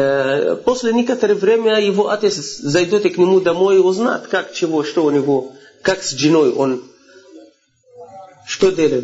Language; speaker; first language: Russian; non-native, fluent; Arabic